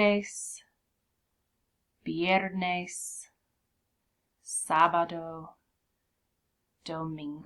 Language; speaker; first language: Spanish; non-native, fluent; English